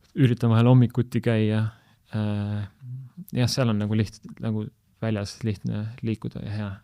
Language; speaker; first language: Estonian; native; Estonian